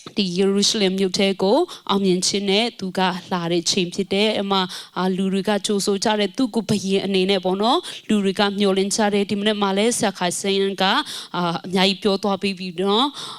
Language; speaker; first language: Burmese; non-native, local second language; Tedim Chin